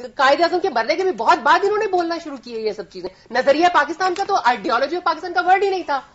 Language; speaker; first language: Urdu; native; Urdu